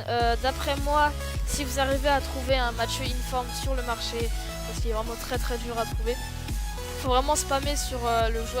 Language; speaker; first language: French; native; French